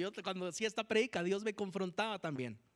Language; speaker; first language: Spanish; native; Spanish